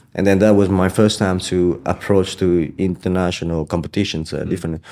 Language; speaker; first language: English; non-native, fluent; Vietnamese